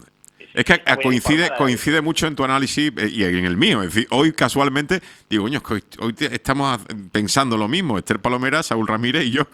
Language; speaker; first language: Spanish; native; Spanish